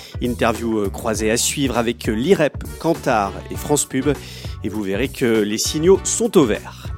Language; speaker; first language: French; native; French